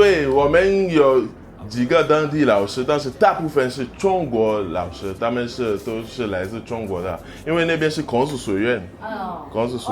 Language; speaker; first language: Chinese; non-native, fluent; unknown